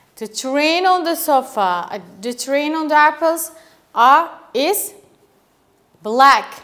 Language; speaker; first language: English; non-native, fluent; Turkish